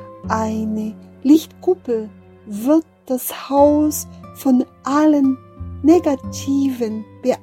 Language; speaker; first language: German; non-native, fluent; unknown